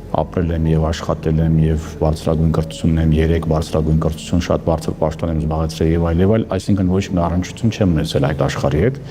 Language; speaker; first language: Armenian; native; Armenian